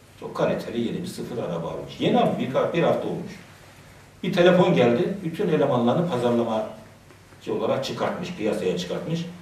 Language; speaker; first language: Turkish; native; Turkish